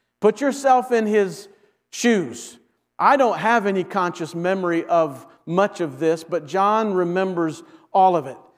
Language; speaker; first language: English; native; English